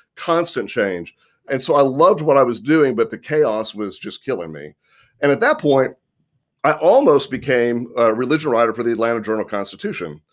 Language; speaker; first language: English; native; English